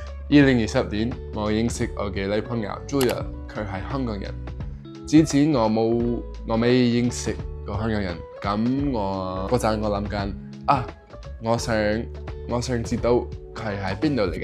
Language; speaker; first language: Cantonese; non-native, learner; English